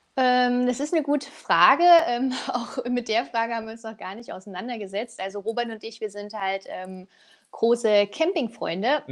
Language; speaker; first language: German; native; German